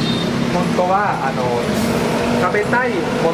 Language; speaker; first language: Japanese; non-native, learner; Thai